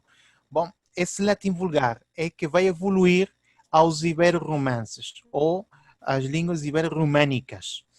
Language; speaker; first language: Portuguese; early bilingual, heritage; Portuguese